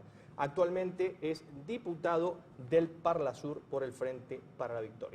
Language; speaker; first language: Spanish; native; Spanish